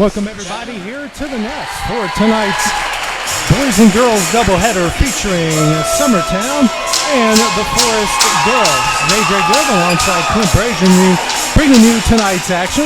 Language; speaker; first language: English; native; English